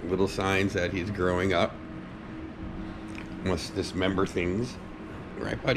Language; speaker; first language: English; native; English